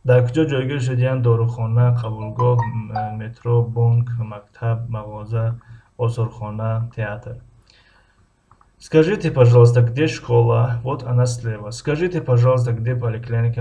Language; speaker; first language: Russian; non-native, fluent; Tajik